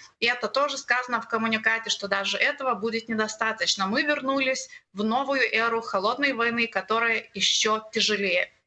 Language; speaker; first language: Russian; non-native, learner; Lithuanian